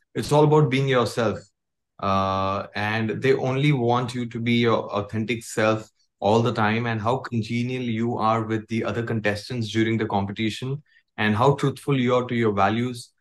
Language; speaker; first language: English; non-native, local second language; Hindi